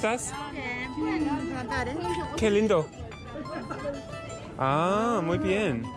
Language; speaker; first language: Spanish; non-native, learner; English